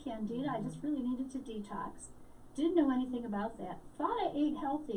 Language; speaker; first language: English; native; English